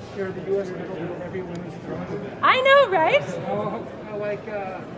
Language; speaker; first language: English; native; English